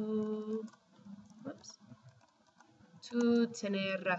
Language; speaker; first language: Spanish; non-native, fluent; English